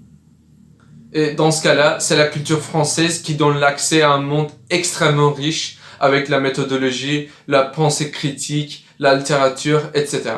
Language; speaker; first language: French; non-native, fluent; Turkish